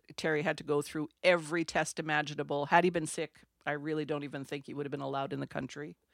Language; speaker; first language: English; non-native, fluent; French